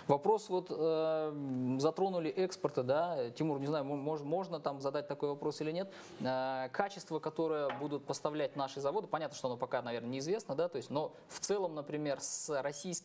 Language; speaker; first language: Russian; native; Russian